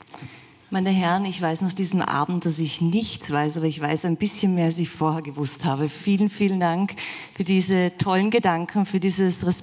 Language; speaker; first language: German; native; German